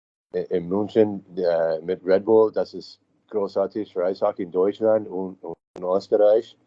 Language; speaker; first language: German; non-native, learner; English